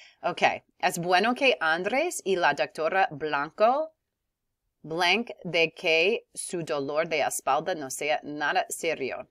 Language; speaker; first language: Spanish; non-native, fluent; English